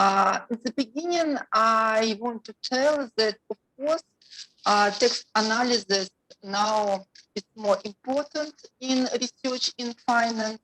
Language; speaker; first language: English; non-native, learner; Russian